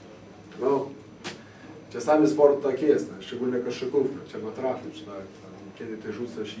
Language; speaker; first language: Polish; non-native, fluent; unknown